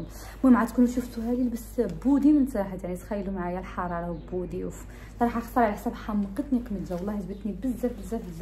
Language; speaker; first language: Arabic; early bilingual, heritage; Arabic